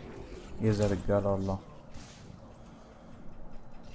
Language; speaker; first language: Arabic; native; Arabic